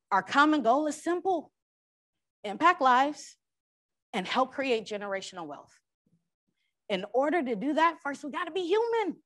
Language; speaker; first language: English; native; English